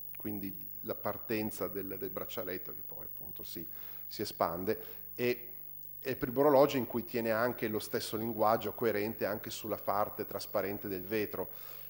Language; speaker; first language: Italian; native; Italian